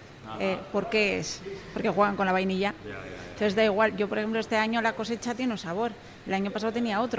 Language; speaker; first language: Spanish; native; Spanish